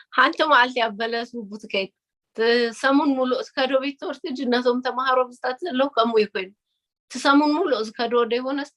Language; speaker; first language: Tigrinya; early bilingual, heritage; Tigrinya